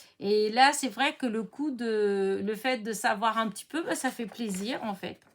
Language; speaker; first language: French; early bilingual, other home language; Portuguese